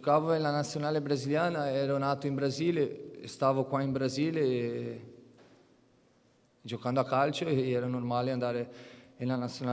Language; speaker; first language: Italian; non-native, fluent; Portuguese